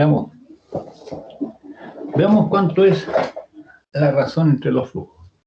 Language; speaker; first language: Spanish; native; Spanish